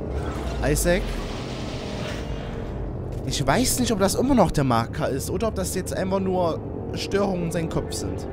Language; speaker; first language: German; native; German